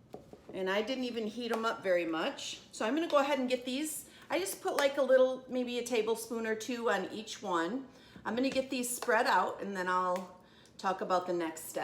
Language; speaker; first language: English; native; English